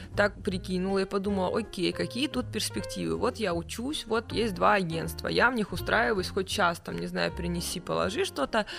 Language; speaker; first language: Russian; native; Russian